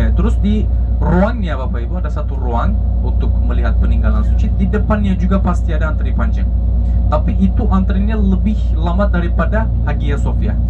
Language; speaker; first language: Indonesian; non-native, fluent; Turkish